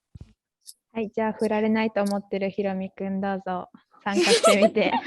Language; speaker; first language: Japanese; native; Japanese